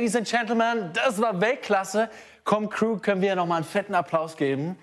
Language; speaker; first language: German; native; German